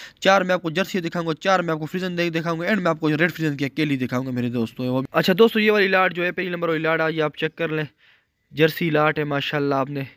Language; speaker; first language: Urdu; non-native, local second language; Punjabi